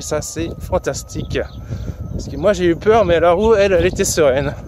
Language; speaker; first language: French; native; French